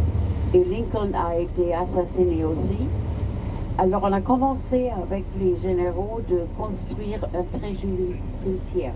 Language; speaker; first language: French; non-native, fluent; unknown